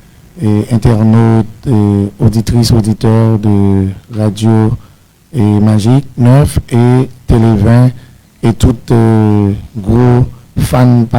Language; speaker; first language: Haitian Creole; native; Haitian Creole